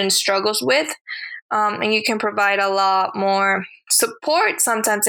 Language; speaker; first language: English; early bilingual, other home language; Spanish